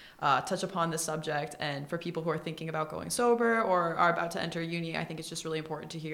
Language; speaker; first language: English; native; English